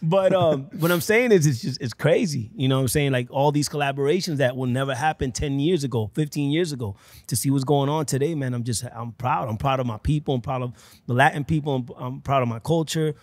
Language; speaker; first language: English; early bilingual, other home language; Spanish